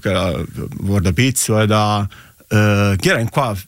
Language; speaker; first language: Icelandic; non-native, learner; Italian